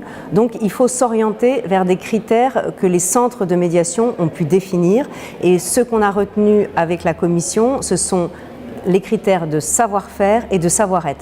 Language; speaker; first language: French; native; French